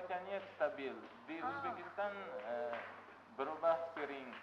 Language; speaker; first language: Indonesian; non-native, learner; Uzbek